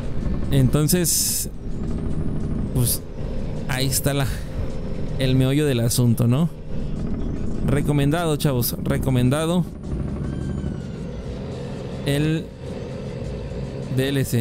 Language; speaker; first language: Spanish; native; Spanish